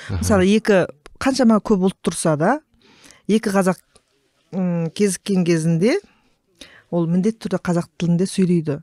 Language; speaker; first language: Kazakh; early bilingual, heritage; Kazakh